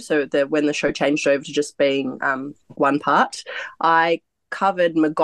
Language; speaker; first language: English; non-native, local second language; Croatian